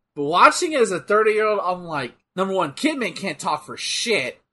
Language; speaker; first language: English; native; English